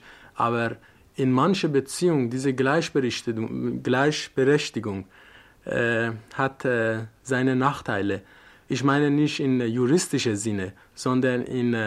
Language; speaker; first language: German; non-native, learner; Persian